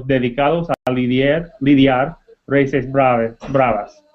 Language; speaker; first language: Spanish; non-native, learner; English